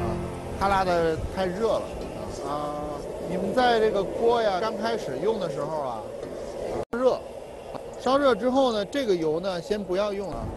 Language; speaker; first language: Chinese; native; Chinese